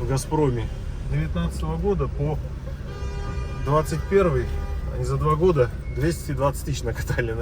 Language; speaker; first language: Russian; native; Russian